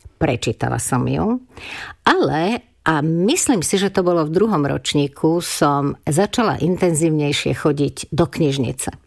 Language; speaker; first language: Slovak; non-native, local second language; Hungarian